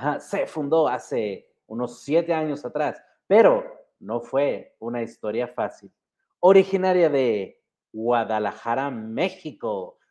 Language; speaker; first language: Spanish; early bilingual, heritage; Spanish